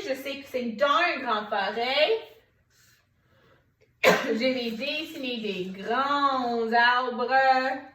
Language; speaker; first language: French; non-native, fluent; English